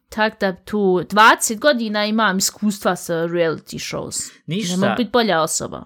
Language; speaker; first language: Bosnian; early bilingual, heritage; Bosnian